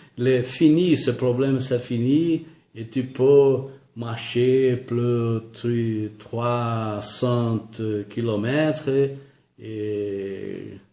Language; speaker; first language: French; non-native, learner; Portuguese